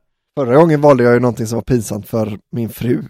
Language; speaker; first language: Swedish; native; Swedish